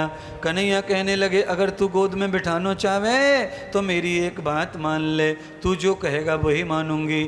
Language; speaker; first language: Hindi; native; Hindi